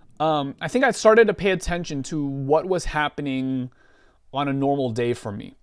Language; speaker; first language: English; native; English